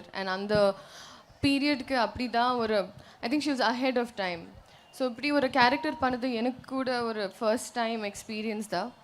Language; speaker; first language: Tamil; non-native, learner; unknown